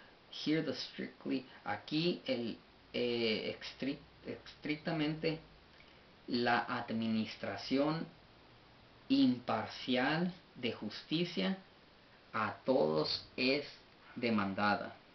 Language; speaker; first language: Spanish; native; Spanish